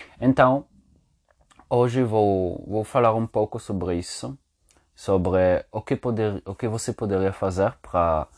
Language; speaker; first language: Portuguese; non-native, learner; Spanish